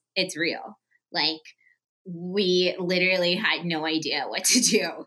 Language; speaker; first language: English; early bilingual, other home language; Portuguese